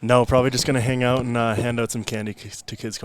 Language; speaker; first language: English; native; English